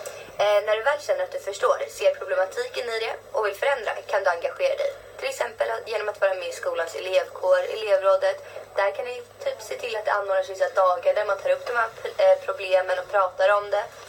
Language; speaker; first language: Swedish; native; Swedish